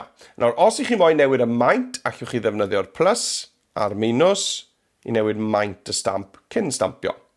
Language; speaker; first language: Welsh; native; Welsh